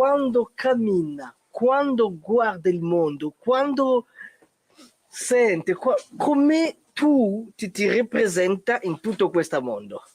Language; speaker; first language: Italian; non-native, learner; Kongo